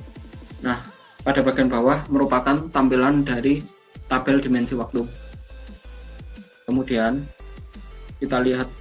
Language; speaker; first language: Indonesian; native; Indonesian